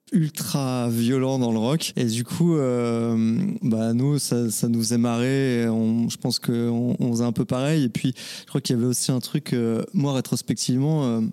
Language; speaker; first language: French; native; French